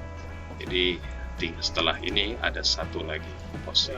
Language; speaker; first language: Indonesian; native; Indonesian